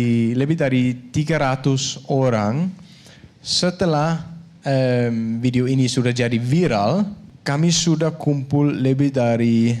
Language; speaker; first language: Indonesian; non-native, learner; Danish